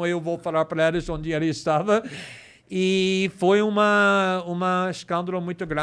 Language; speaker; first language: Portuguese; non-native, fluent; English